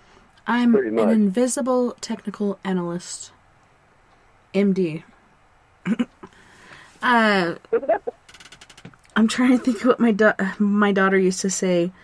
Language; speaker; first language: English; native; English